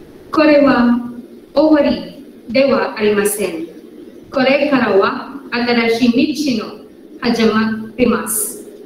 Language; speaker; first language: Japanese; non-native, learner; Filipino